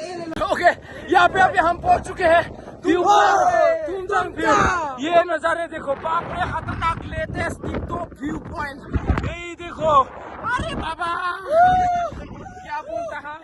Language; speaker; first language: Hindi; native; Hindi